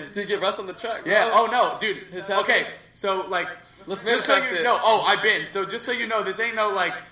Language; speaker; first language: English; native; English